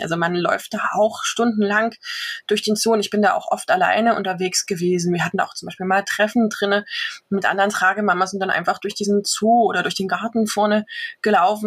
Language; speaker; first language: German; native; German